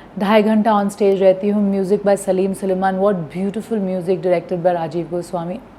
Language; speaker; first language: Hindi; non-native, local second language; Bhojpuri